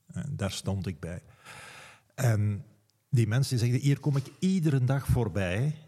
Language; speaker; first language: Dutch; native; Dutch